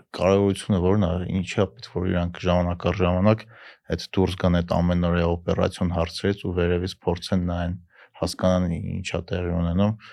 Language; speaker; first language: Armenian; native; Armenian